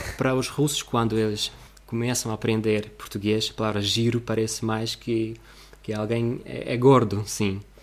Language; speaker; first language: Portuguese; non-native, fluent; Russian